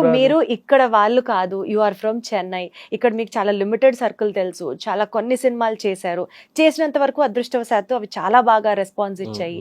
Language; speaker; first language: Telugu; native; Telugu